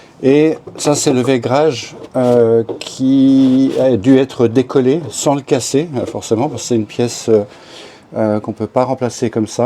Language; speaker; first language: French; native; French